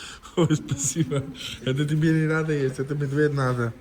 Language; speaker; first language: Russian; non-native, learner; Urdu